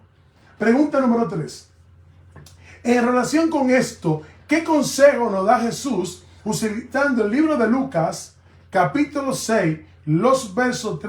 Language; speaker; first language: Spanish; native; Spanish